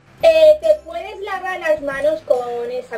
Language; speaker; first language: Spanish; native; Spanish